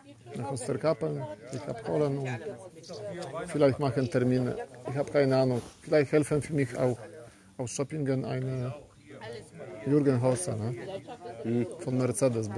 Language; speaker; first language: German; non-native, learner; Polish